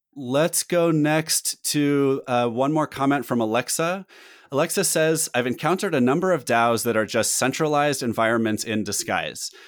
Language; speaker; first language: English; native; English